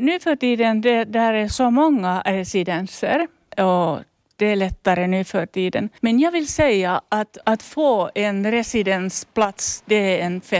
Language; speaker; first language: Swedish; non-native, local second language; Finnish